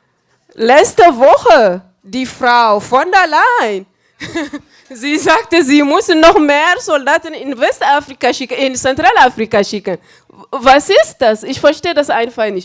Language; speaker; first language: German; non-native, fluent; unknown